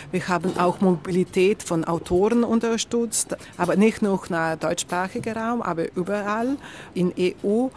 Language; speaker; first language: German; non-native, learner; Slovenian